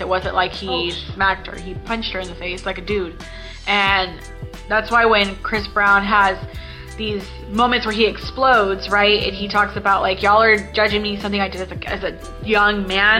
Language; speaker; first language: English; early bilingual, other home language; Spanish